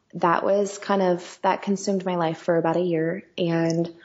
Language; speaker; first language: English; native; English